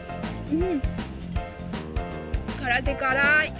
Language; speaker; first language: Japanese; non-native, learner; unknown